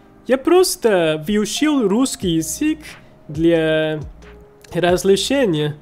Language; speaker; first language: Russian; non-native, learner; Spanish